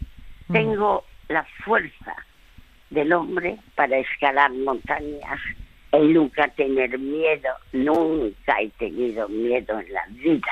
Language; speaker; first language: Spanish; early bilingual, other home language; French